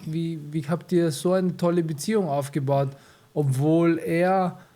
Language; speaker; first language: German; early bilingual, other home language; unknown